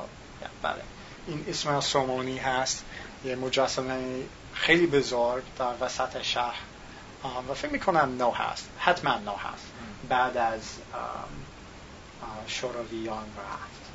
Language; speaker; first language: Tajik; non-native, learner; English